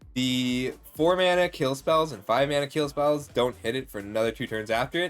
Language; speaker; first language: English; native; English